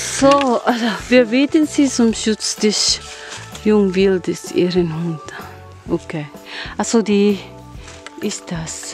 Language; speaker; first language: German; non-native, learner; Filipino